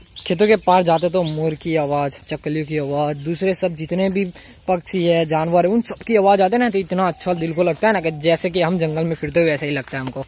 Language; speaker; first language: Hindi; non-native, local second language; Gujarati